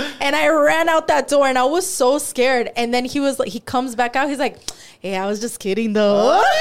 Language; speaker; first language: English; early bilingual, other home language; Spanish